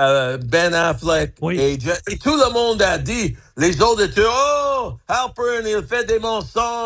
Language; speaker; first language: French; non-native, fluent; English